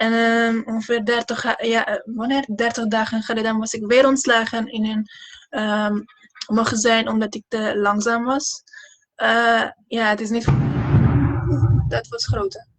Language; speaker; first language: Dutch; non-native, fluent; Hungarian